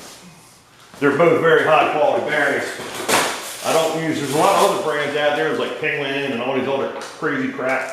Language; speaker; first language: English; native; English